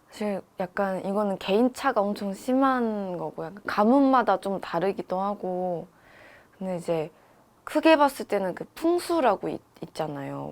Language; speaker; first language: Korean; non-native, fluent; Chinese